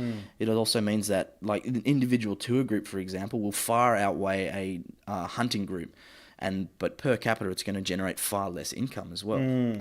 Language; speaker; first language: English; native; English